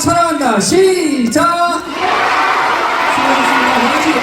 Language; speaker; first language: Korean; native; Korean